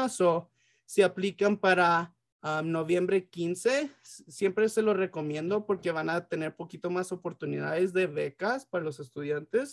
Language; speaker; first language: Spanish; early bilingual, heritage; Spanish